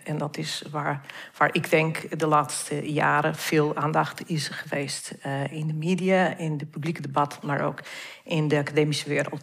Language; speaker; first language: Dutch; non-native, fluent; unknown